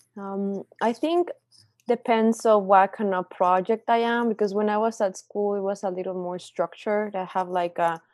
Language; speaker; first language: English; non-native, fluent; Spanish